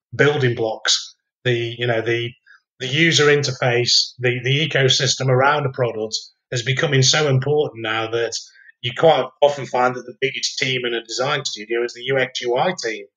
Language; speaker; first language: English; native; English